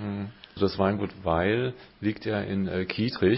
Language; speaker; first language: German; native; German